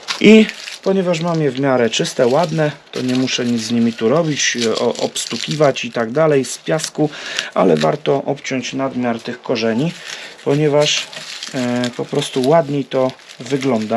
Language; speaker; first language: Polish; native; Polish